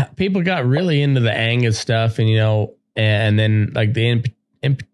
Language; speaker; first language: English; native; English